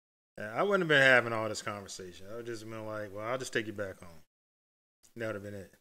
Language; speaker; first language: English; native; English